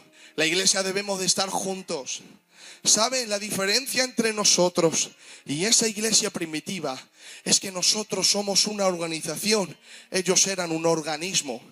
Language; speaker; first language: Spanish; native; Spanish